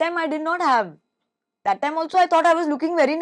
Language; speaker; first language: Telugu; non-native, fluent; Hindi